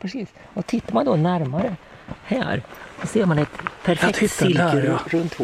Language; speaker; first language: Swedish; native; Swedish